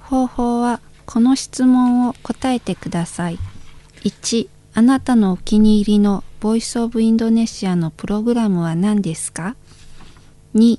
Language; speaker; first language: Japanese; non-native, fluent; Indonesian